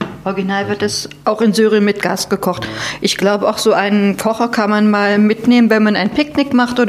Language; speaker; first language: German; native; German